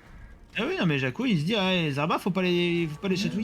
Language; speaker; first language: French; native; French